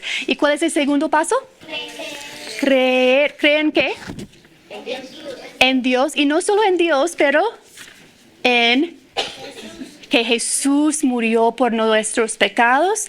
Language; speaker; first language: Spanish; non-native, fluent; English